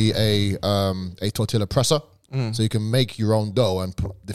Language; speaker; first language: English; native; English